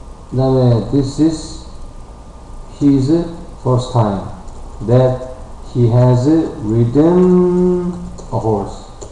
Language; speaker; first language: English; non-native, fluent; Korean